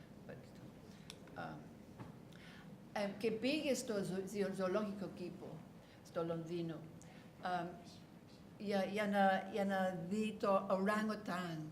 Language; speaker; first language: Greek; non-native, learner; English